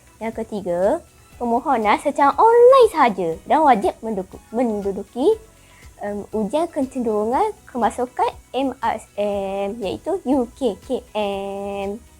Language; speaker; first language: Malay; native; Malay